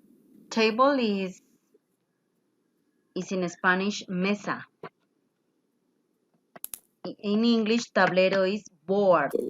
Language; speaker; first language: English; non-native, fluent; Spanish